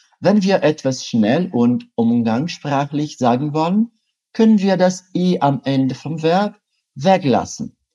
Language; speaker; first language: German; non-native, fluent; Portuguese